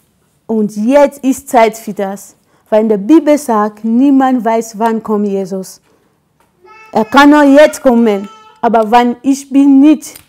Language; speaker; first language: German; non-native, learner; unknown